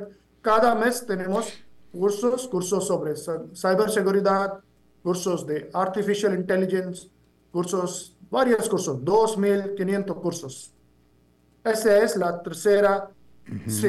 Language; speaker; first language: Spanish; non-native, fluent; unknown